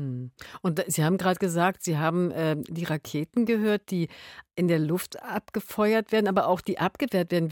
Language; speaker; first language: German; native; German